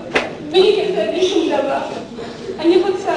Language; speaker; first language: Hebrew; non-native, learner; French